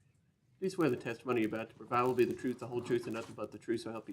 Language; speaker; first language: English; native; English